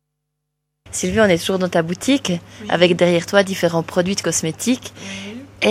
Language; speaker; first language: French; native; French